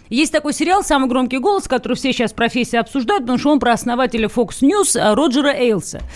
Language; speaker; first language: Russian; native; Russian